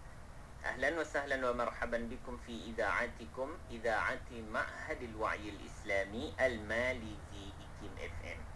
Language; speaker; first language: Arabic; non-native, fluent; Malay